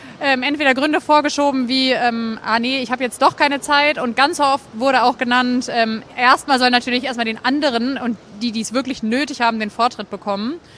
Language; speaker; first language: German; native; German